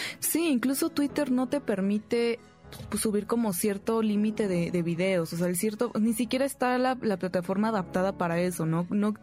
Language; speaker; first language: Spanish; native; Spanish